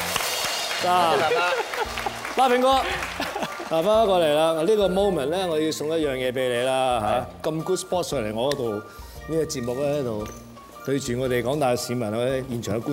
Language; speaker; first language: Cantonese; native; Cantonese